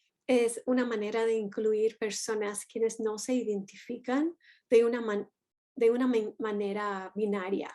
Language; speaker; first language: Spanish; non-native, fluent; English